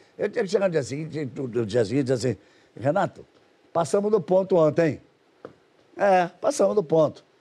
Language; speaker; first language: Portuguese; native; Portuguese